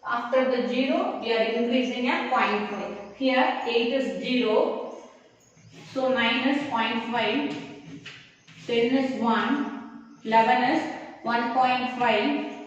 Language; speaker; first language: English; non-native, local second language; Tamil